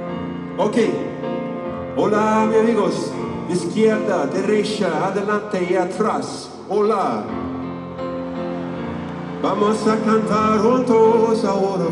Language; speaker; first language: Spanish; non-native, learner; English